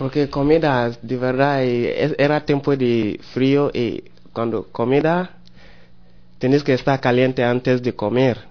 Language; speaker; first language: Spanish; non-native, learner; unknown